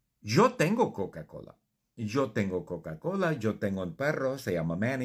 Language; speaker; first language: Spanish; non-native, fluent; English